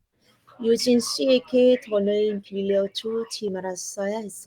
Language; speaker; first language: Korean; non-native, learner; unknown